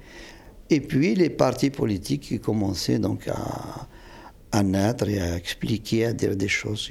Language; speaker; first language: French; non-native, local second language; Kabyle